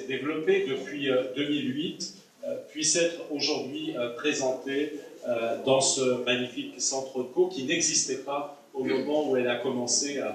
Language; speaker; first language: French; native; French